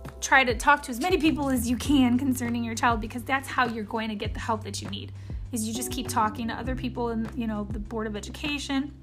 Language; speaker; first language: English; native; English